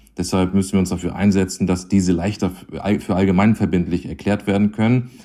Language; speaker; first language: German; native; German